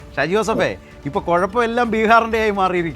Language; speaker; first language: Malayalam; native; Malayalam